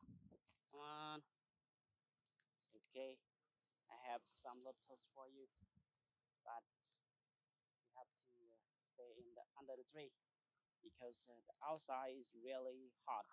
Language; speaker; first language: English; non-native, learner; Khmer